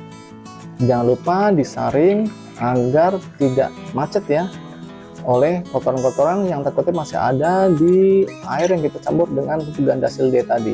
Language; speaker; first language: Indonesian; native; Indonesian